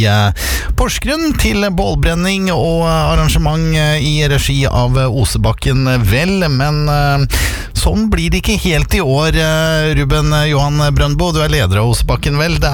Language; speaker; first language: Norwegian; native; Norwegian